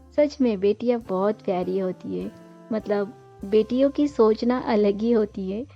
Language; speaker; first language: Hindi; non-native, local second language; Bangla